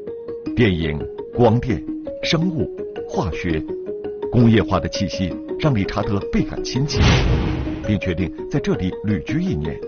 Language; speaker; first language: Chinese; native; Chinese